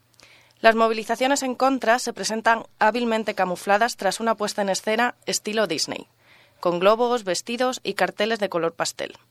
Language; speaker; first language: Spanish; native; Spanish